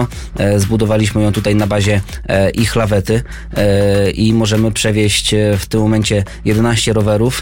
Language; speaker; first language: Polish; native; Polish